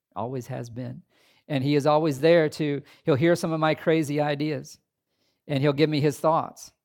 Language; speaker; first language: English; native; English